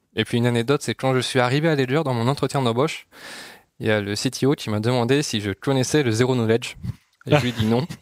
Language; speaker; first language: French; native; French